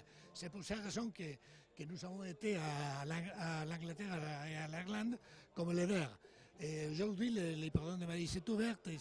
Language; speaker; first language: French; non-native, learner; Spanish